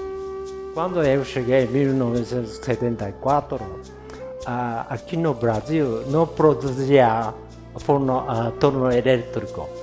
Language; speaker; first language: Portuguese; non-native, fluent; Japanese